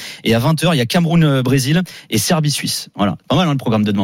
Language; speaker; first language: French; native; French